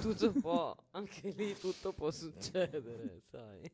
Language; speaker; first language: Italian; native; Italian